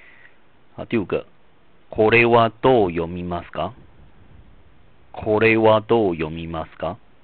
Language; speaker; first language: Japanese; non-native, fluent; Chinese